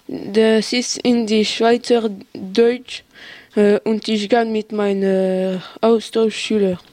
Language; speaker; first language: German; non-native, learner; French